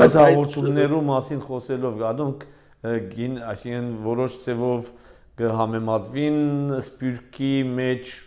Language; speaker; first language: Armenian; early bilingual, heritage; Armenian